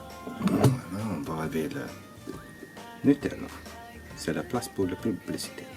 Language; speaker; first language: French; non-native, learner; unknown